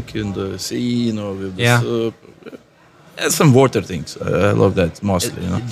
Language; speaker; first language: English; non-native, fluent; Lithuanian